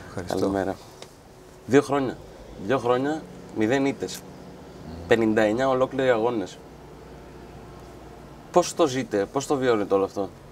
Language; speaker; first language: Greek; native; Greek